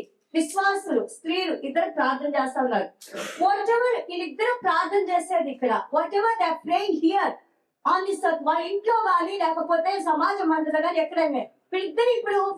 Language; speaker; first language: Telugu; native; Telugu